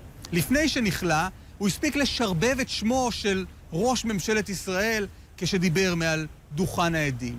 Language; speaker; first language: Hebrew; native; Hebrew